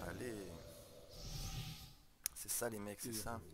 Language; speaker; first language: French; native; French